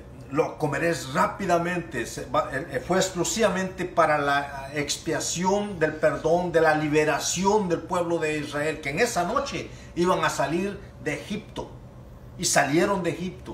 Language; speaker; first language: Spanish; native; Spanish